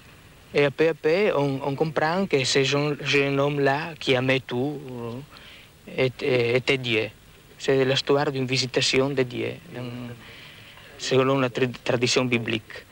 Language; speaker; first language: French; non-native, fluent; Italian